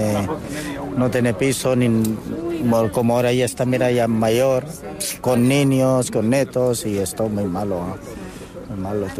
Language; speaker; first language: Spanish; non-native, learner; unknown